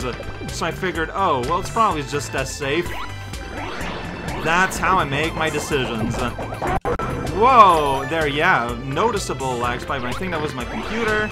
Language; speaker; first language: English; native; English